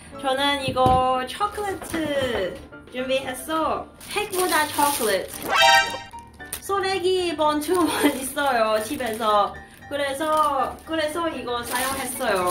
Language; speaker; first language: Korean; non-native, learner; Cantonese